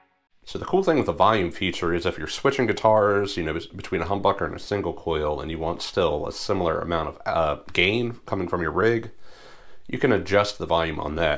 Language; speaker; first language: English; native; English